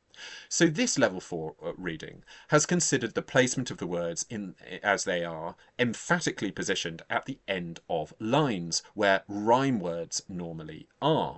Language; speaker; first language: English; native; English